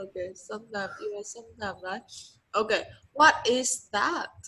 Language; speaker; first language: English; non-native, learner; Vietnamese